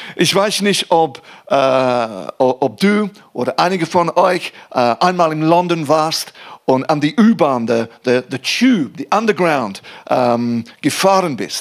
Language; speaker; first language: German; non-native, fluent; English